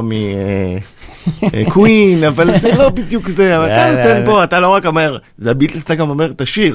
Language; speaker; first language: Hebrew; native; Hebrew